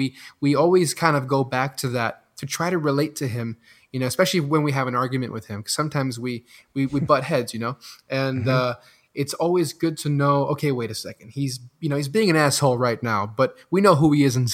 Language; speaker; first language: English; non-native, fluent; French